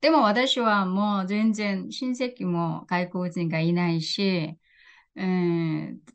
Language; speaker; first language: Japanese; non-native, fluent; Korean